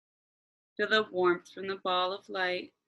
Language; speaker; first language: English; native; English